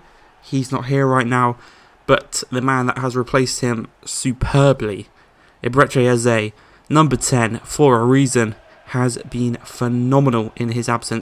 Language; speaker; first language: English; native; English